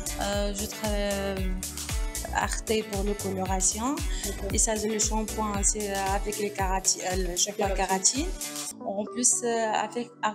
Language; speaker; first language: French; non-native, local second language; Arabic